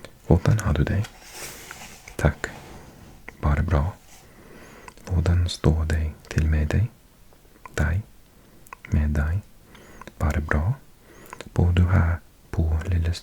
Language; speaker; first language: Norwegian; non-native, learner; English